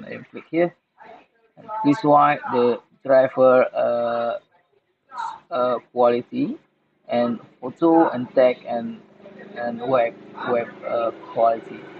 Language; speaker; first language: English; non-native, learner; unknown